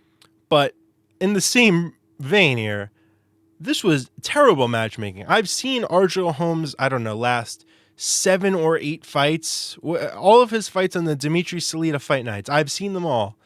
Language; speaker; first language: English; native; English